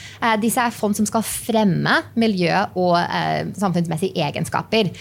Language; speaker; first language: Norwegian; non-native, fluent; English